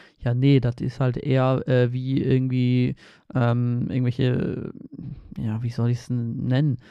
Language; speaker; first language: German; early bilingual, other home language; Polish